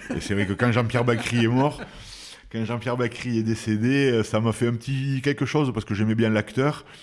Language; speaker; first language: French; native; French